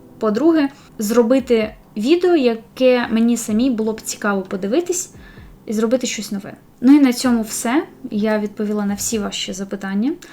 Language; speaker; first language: Ukrainian; non-native, local second language; Russian